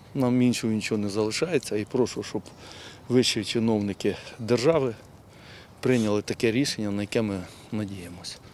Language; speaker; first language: Ukrainian; native; Ukrainian